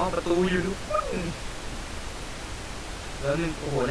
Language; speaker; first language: Thai; native; Thai